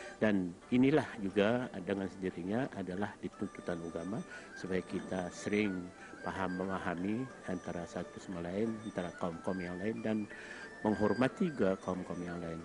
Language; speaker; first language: Malay; native; Malay